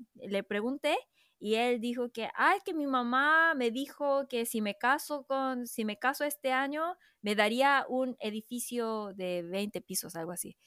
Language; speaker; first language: Spanish; non-native, fluent; Korean